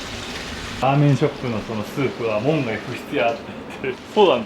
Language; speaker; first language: Japanese; native; Japanese